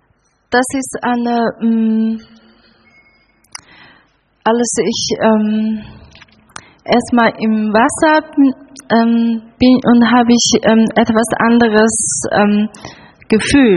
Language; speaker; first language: German; non-native, learner; Chinese